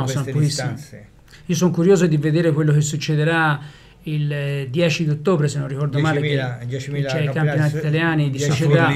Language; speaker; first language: Italian; native; Italian